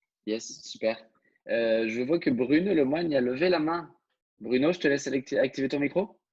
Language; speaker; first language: French; native; French